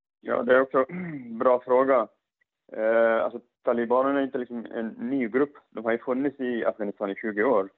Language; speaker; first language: Swedish; non-native, fluent; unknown